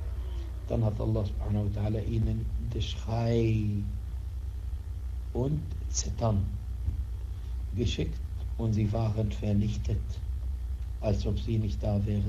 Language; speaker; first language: German; non-native, fluent; Arabic